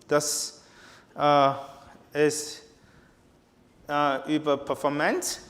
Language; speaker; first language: German; non-native, fluent; Chinese